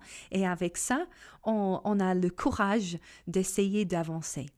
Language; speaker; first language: French; non-native, fluent; English